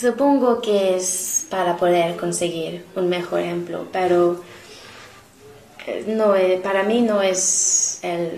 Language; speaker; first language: Spanish; non-native, learner; English